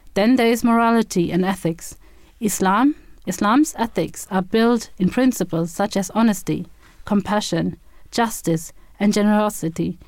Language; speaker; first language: English; non-native, fluent; German